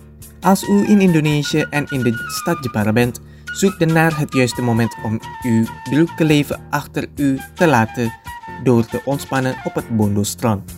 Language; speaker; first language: Dutch; non-native, fluent; Indonesian